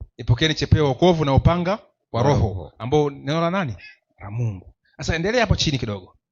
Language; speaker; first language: Swahili; native; Swahili